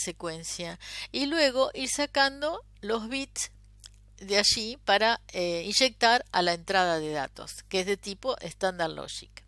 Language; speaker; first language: Spanish; native; Spanish